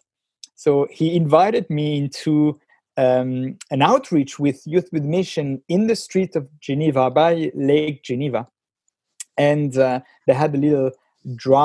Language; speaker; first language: English; non-native, fluent; French